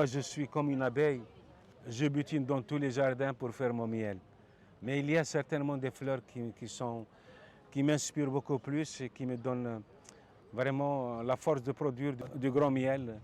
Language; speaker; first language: French; non-native, local second language; Arabic